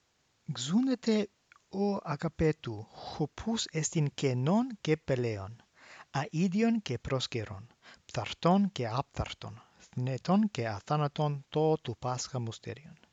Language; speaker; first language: Greek; non-native, learner; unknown